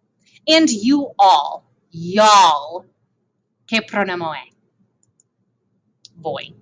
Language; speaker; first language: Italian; non-native, fluent; English